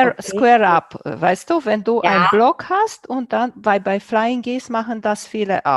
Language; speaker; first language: German; non-native, fluent; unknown